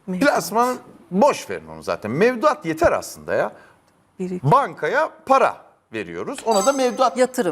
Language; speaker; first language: Turkish; native; Turkish